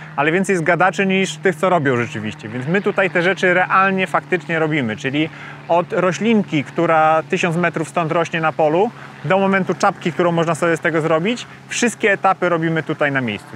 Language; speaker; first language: Polish; native; Polish